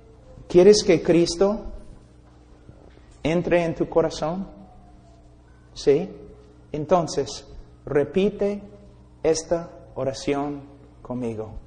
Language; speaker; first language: Spanish; non-native, fluent; English